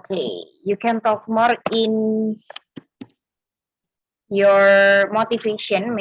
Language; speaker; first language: English; non-native, fluent; Indonesian